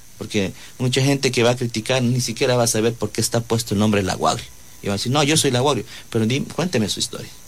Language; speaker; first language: Spanish; non-native, local second language; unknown